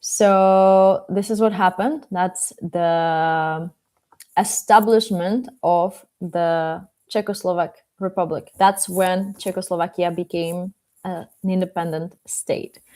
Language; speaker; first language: English; non-native, fluent; Czech